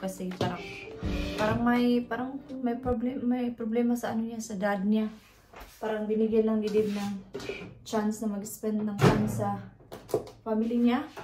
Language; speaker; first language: Filipino; native; Filipino